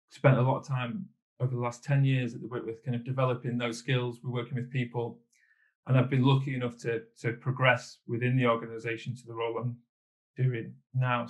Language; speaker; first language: English; native; English